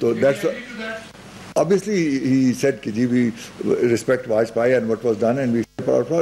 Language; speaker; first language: English; non-native, local second language; Urdu